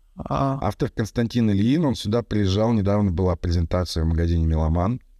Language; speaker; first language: Russian; native; Russian